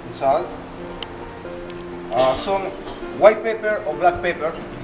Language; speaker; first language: English; non-native, learner; Spanish